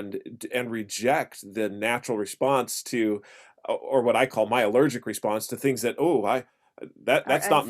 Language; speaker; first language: English; native; English